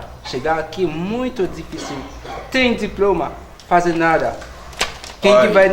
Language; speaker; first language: Portuguese; non-native, learner; Haitian Creole